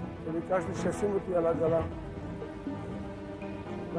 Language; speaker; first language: Hebrew; non-native, fluent; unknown